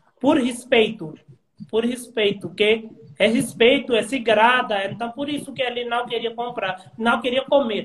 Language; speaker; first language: Portuguese; non-native, learner; Hindi